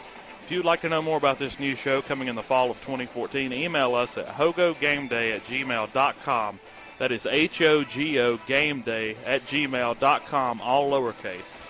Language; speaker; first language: English; native; English